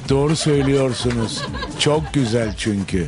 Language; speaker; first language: Turkish; early bilingual, other home language; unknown